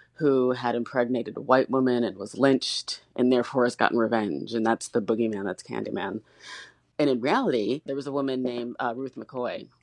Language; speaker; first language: English; native; English